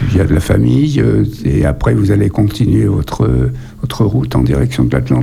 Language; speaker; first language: French; native; French